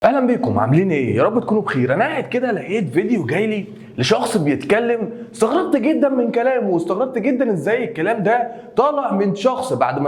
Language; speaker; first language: Arabic; native; Arabic